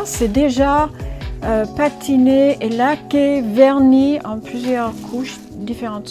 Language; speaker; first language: French; non-native, fluent; English